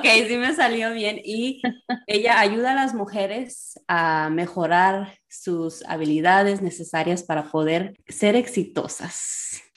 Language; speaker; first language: Spanish; early bilingual, heritage; Spanish